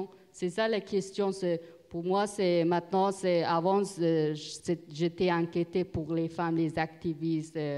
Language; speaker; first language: French; non-native, learner; Persian